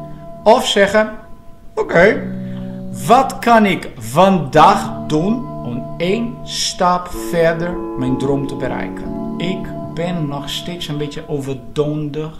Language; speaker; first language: Dutch; non-native, fluent; Portuguese